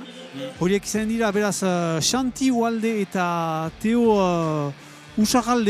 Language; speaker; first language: Basque; native; Basque